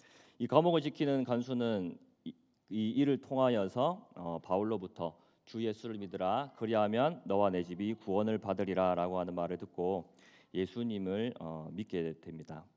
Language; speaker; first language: Korean; native; Korean